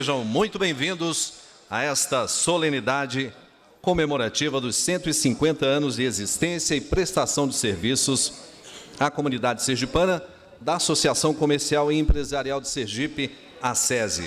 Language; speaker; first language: Portuguese; native; Portuguese